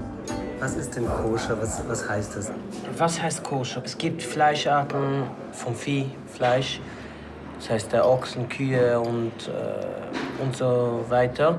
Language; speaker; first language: German; non-native, fluent; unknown